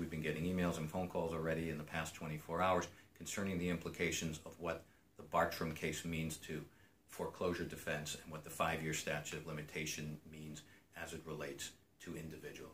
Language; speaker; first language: English; native; English